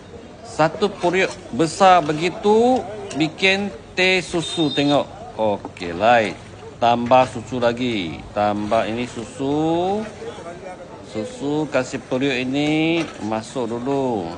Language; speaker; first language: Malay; non-native, local second language; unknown